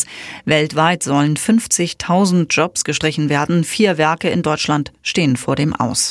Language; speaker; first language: German; native; German